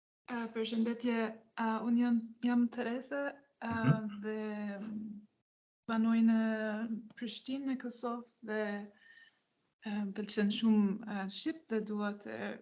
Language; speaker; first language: Albanian; non-native, learner; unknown